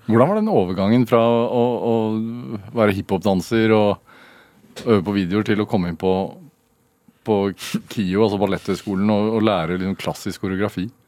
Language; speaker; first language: Norwegian; native; Norwegian